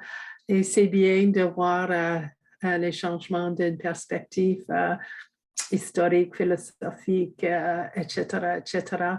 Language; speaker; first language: French; non-native, fluent; English